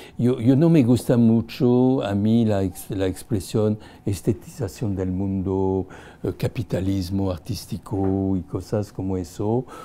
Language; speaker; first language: Spanish; non-native, fluent; French